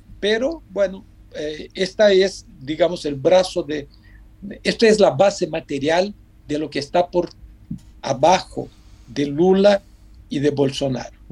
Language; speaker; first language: Spanish; non-native, fluent; Portuguese